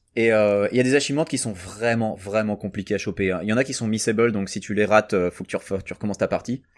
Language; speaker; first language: French; native; French